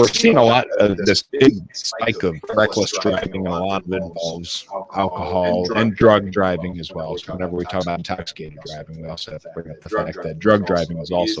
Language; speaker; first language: English; native; English